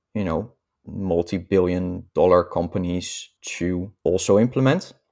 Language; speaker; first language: English; non-native, fluent; Dutch